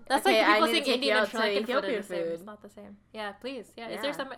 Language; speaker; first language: English; early bilingual, other home language; Sinhala